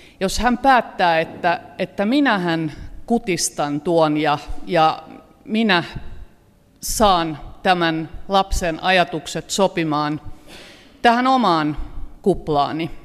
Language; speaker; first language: Finnish; native; Finnish